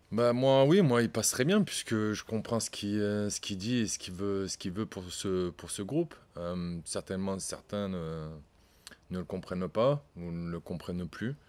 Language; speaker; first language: French; native; French